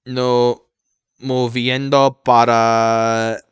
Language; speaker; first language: Spanish; non-native, learner; English